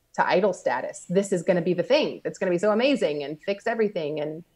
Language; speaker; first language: English; native; English